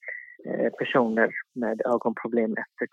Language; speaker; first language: Swedish; non-native, fluent; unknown